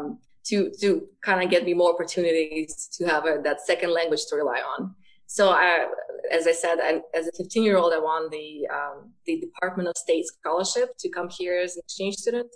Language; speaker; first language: English; non-native, fluent; Ukrainian